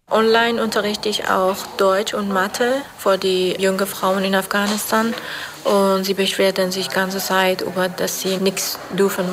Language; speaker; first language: German; non-native, fluent; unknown